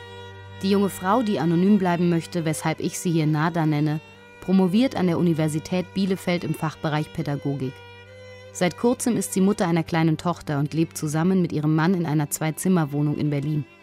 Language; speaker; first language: German; non-native, local second language; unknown